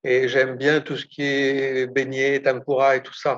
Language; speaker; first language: French; native; French